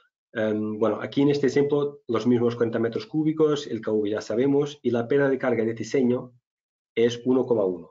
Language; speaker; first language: Spanish; non-native, fluent; Italian